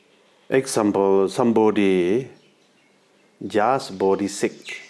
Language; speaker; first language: English; non-native, learner; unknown